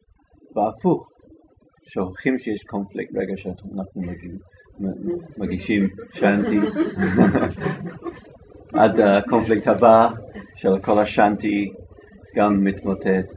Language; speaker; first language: Hebrew; non-native, fluent; English